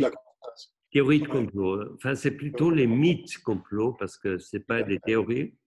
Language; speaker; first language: French; non-native, local second language; German